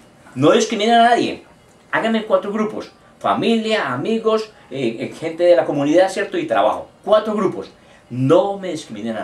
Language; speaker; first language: Spanish; native; Spanish